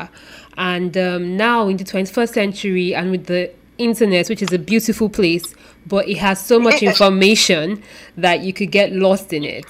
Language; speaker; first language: English; non-native, local second language; Yoruba